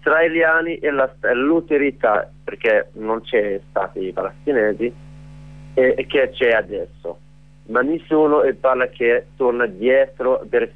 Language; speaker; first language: Italian; non-native, learner; Arabic